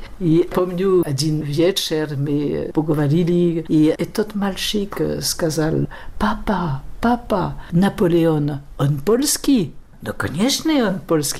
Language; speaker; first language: Russian; non-native, fluent; French